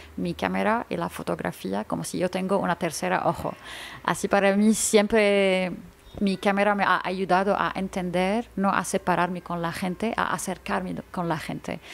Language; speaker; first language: Spanish; non-native, learner; Arabic